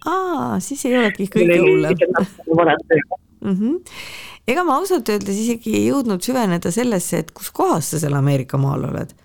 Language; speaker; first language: Estonian; native; Estonian